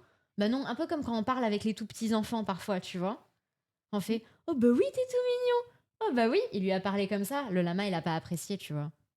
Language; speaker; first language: French; native; French